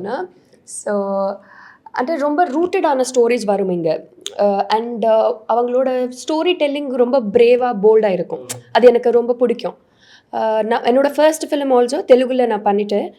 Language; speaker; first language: Tamil; non-native, learner; Telugu